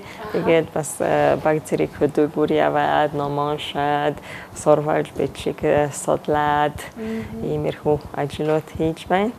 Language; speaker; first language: Mongolian; non-native, fluent; Hungarian